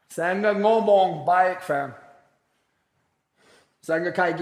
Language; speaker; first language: Indonesian; non-native, fluent; English